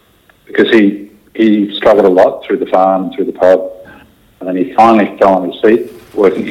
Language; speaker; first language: English; native; English